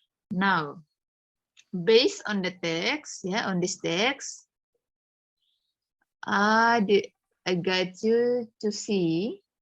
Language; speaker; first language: English; non-native, fluent; Indonesian